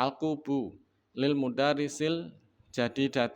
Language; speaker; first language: Arabic; non-native, fluent; Indonesian